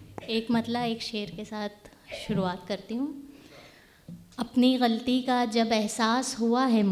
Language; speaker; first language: Hindi; native; Hindi